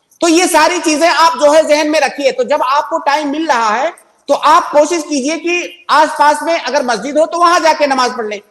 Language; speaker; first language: Urdu; native; Urdu